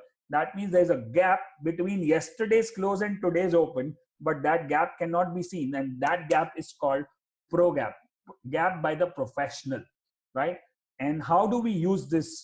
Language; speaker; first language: English; non-native, local second language; Hindi